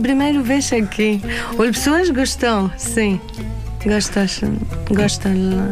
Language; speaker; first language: Portuguese; non-native, learner; Arabic